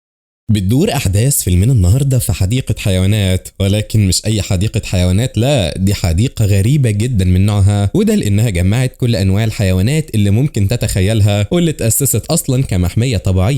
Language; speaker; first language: Arabic; native; Arabic